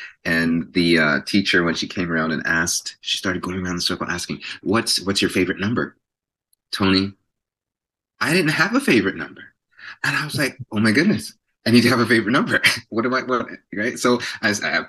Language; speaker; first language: English; native; English